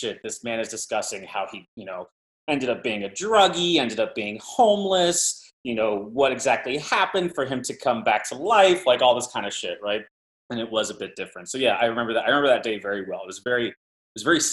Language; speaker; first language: English; native; English